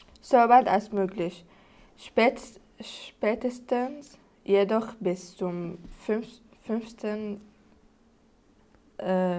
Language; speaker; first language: German; non-native, learner; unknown